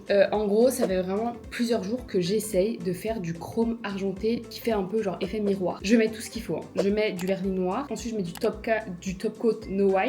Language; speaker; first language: French; native; French